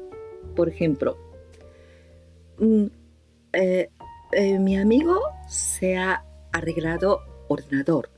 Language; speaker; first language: Spanish; non-native, fluent; Japanese